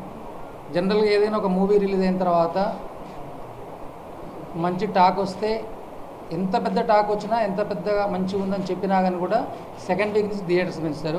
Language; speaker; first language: Telugu; native; Telugu